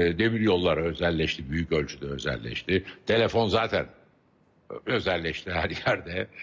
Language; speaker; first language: Turkish; native; Turkish